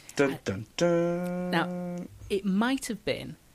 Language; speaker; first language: English; native; English